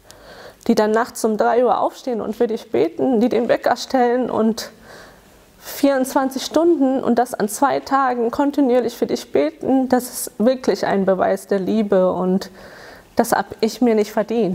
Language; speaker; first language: German; early bilingual, other home language; Tamil